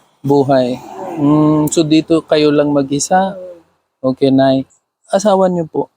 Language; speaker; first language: Filipino; non-native, learner; Urdu